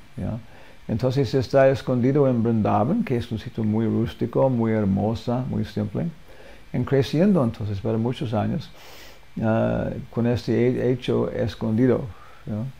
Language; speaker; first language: Spanish; non-native, learner; English